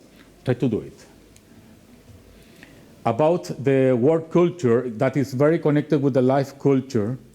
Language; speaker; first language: English; non-native, learner; Spanish